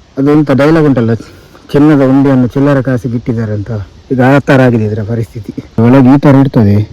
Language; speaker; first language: Kannada; non-native, local second language; Tulu